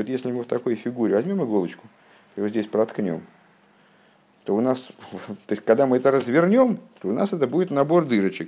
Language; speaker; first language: Russian; native; Russian